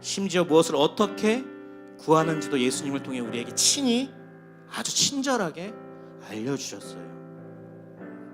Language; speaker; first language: Korean; native; Korean